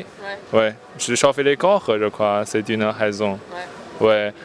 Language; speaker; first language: French; non-native, learner; Chinese